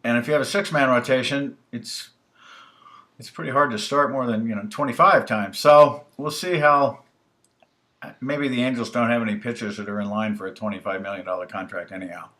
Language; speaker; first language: English; native; English